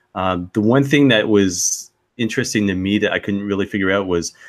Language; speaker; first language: English; native; English